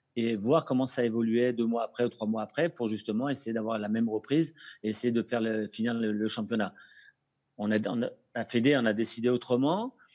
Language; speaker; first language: French; native; French